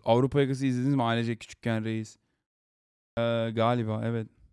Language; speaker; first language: Turkish; early bilingual, heritage; Turkish